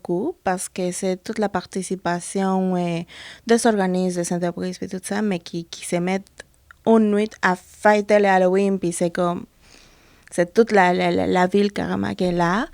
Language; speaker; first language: French; non-native, fluent; Spanish